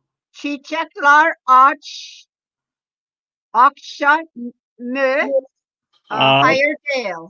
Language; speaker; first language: Turkish; non-native, learner; English